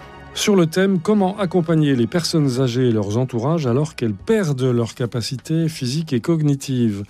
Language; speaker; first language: French; native; French